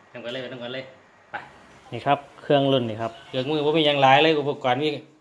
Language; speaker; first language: Thai; native; Thai